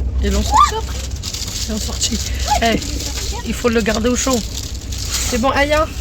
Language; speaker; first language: French; native; French